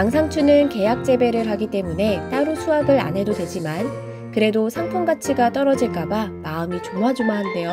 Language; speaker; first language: Korean; native; Korean